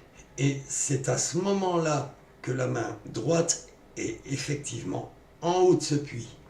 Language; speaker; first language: French; native; French